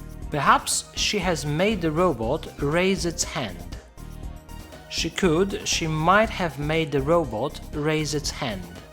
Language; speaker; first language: English; non-native, fluent; Polish